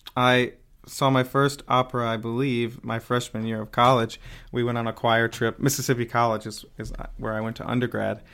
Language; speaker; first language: English; native; English